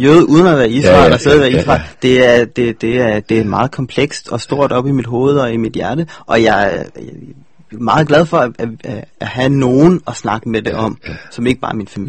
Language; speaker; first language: Danish; native; Danish